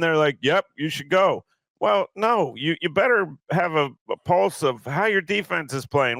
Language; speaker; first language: English; native; English